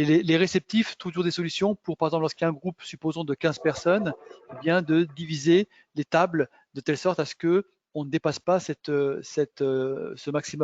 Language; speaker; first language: French; native; French